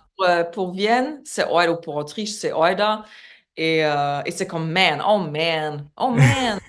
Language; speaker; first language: French; non-native, fluent; Polish